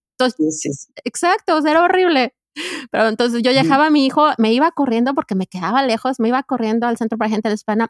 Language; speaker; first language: Spanish; native; Spanish